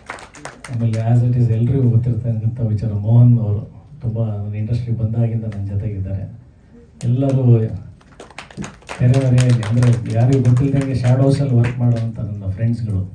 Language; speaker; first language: Kannada; native; Kannada